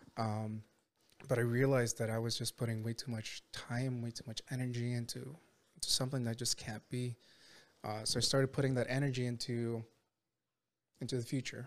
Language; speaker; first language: English; non-native, fluent; Spanish